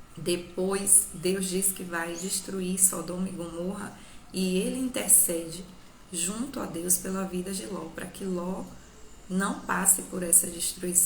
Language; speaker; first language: Portuguese; native; Portuguese